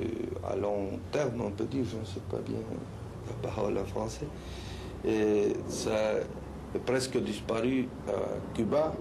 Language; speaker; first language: French; non-native, fluent; Spanish